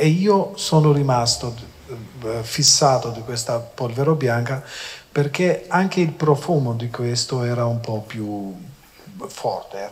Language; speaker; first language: Italian; non-native, fluent; Albanian